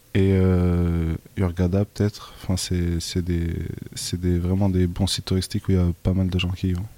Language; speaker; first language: French; early bilingual, other home language; Arabic